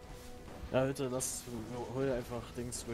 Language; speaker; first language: German; native; German